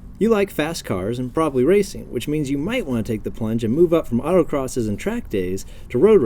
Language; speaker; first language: English; native; English